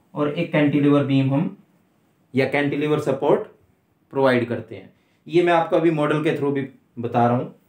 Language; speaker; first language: Hindi; native; Hindi